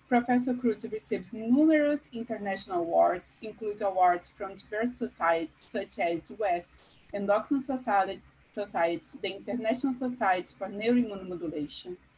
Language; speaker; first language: English; non-native, fluent; Portuguese